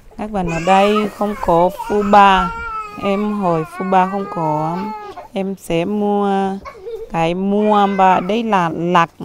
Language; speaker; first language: Vietnamese; non-native, learner; Portuguese